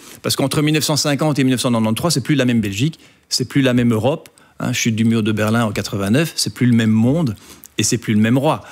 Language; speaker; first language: French; native; French